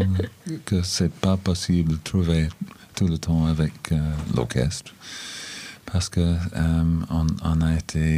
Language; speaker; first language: French; non-native, learner; English